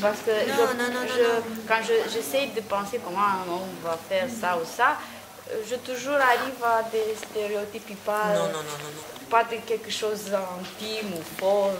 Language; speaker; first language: French; non-native, fluent; Romanian